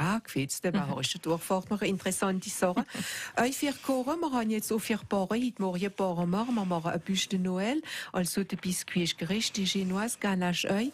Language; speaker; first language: German; native; German